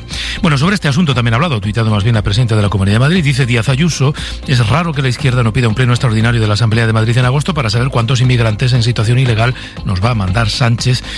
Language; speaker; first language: Spanish; native; Spanish